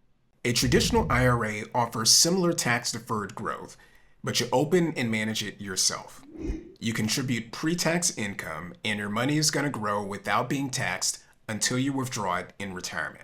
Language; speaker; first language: English; native; English